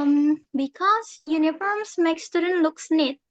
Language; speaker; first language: English; non-native, learner; Indonesian